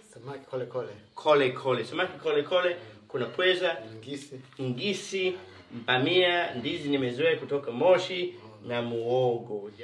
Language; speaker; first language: Swahili; non-native, fluent; English